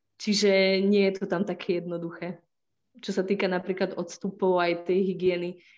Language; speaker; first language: Slovak; native; Slovak